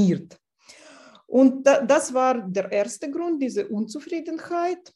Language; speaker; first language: German; non-native, fluent; Russian